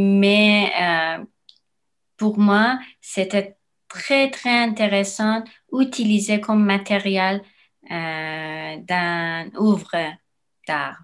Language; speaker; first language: French; non-native, learner; Persian